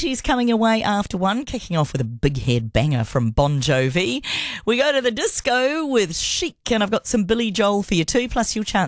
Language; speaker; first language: English; native; English